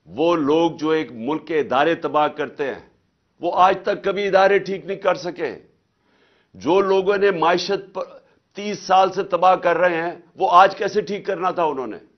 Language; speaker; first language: Urdu; native; Urdu